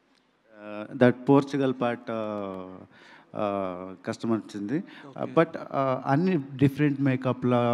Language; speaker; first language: Telugu; non-native, local second language; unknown